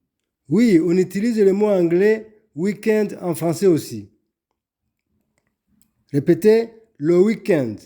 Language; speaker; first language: French; non-native, local second language; Kinyarwanda